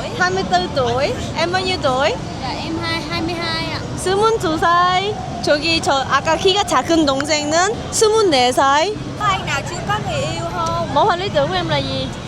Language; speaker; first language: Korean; non-native, fluent; Vietnamese